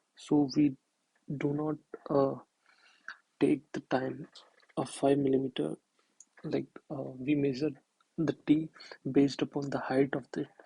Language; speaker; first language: English; non-native, local second language; Hindi